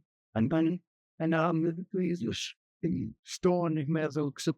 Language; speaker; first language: German; early bilingual, heritage; German